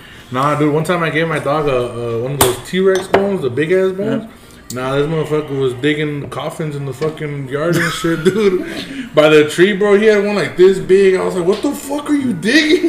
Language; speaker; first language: English; early bilingual, other home language; Spanish